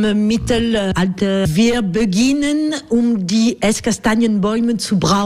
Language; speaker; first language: German; non-native, learner; French